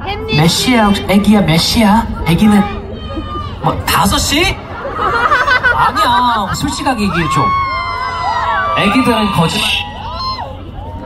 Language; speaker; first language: Korean; non-native, fluent; English